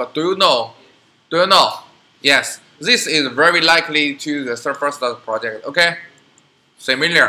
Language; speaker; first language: English; non-native, learner; Chinese